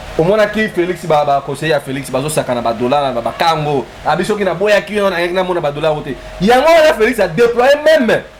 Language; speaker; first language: Lingala; native; Lingala